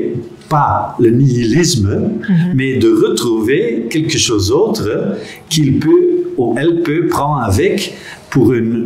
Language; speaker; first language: French; non-native, local second language; Dutch